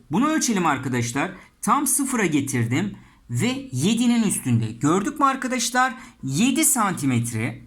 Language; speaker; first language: Turkish; native; Turkish